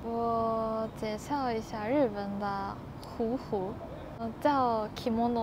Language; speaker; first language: Chinese; non-native, learner; Japanese